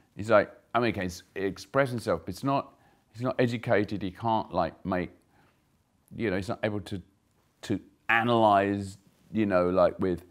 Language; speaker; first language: English; native; English